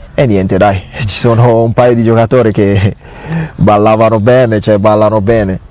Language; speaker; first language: Italian; non-native, fluent; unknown